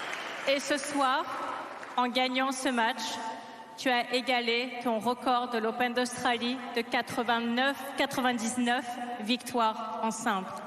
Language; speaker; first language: French; native; French